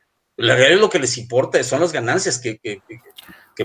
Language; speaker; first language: Spanish; native; Spanish